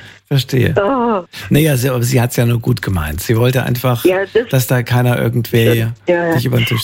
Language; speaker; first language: German; native; German